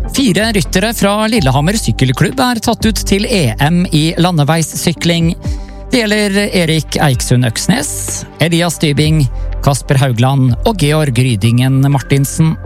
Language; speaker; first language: Norwegian; native; Norwegian